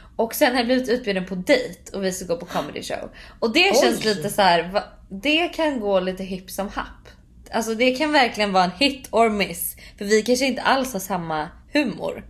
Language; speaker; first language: Swedish; native; Swedish